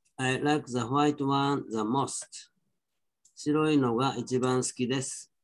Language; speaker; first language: Japanese; native; Japanese